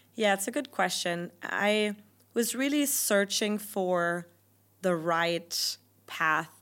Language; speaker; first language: English; non-native, fluent; German